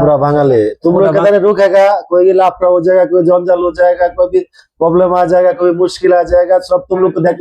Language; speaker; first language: Hindi; non-native, learner; Bangla